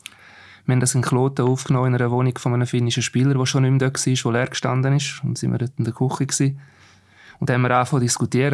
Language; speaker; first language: German; native; German